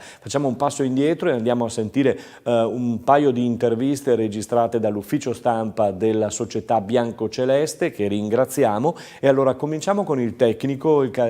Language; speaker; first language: Italian; native; Italian